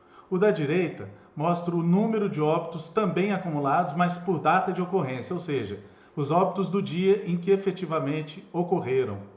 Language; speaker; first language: Portuguese; native; Portuguese